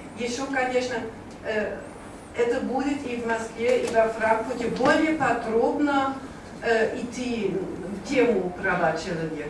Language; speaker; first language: Russian; non-native, learner; German